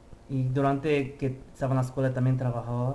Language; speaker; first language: Spanish; early bilingual, heritage; Spanish